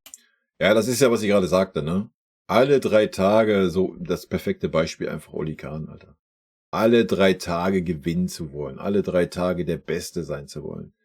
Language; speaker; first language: German; native; German